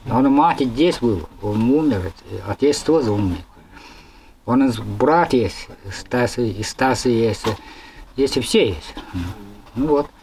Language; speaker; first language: Russian; non-native, local second language; Yakut